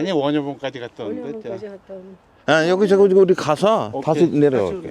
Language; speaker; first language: Korean; non-native, learner; Bangla